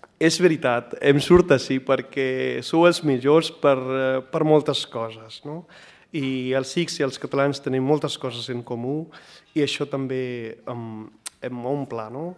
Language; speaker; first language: Catalan; non-native, fluent; Punjabi